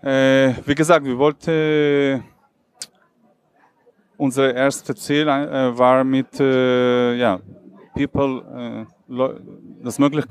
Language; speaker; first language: German; non-native, learner; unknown